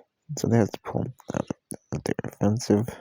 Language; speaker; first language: English; native; English